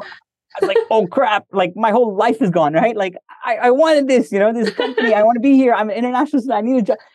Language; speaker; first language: English; early bilingual, other home language; Hindi